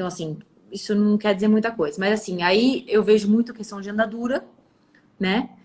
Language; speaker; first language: Portuguese; early bilingual, other home language; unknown